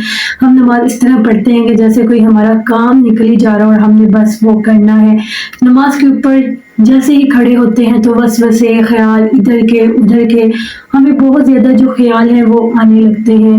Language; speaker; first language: Urdu; native; Urdu